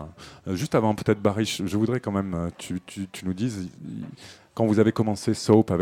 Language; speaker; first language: French; native; French